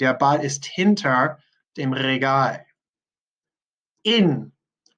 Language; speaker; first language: German; non-native, fluent; English